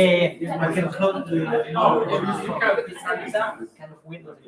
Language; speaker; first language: English; non-native, learner; Russian